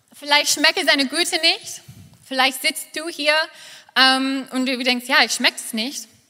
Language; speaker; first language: German; non-native, fluent; English